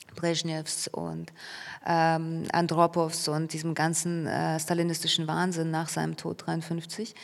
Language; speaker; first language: German; early bilingual, other home language; Russian